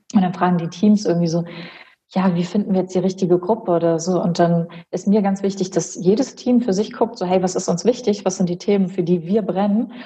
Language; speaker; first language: German; early bilingual, other home language; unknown